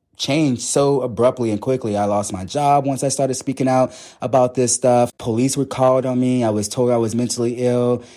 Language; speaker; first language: English; native; English